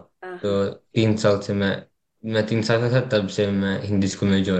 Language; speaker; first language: Hindi; early bilingual, heritage; English